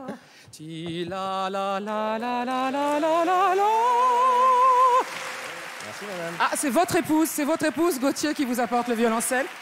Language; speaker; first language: French; native; French